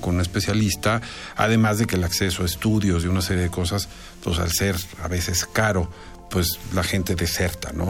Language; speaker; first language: Spanish; native; Spanish